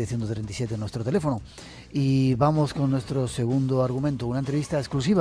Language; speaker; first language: Spanish; native; Spanish